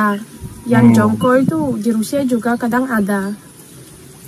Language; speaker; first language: Indonesian; non-native, fluent; Russian